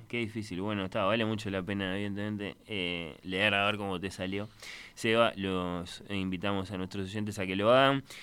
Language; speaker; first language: Spanish; native; Spanish